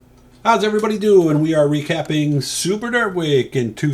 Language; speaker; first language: English; native; English